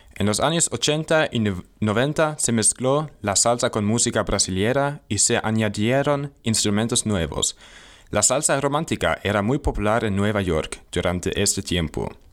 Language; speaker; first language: Spanish; non-native, learner; German